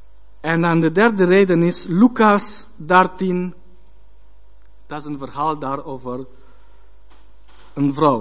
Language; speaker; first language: Dutch; non-native, learner; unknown